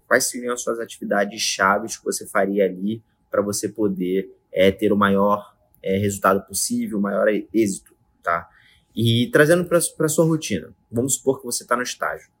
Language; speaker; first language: Portuguese; native; Portuguese